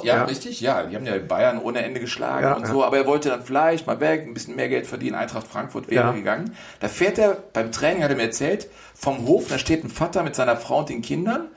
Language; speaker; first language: German; native; German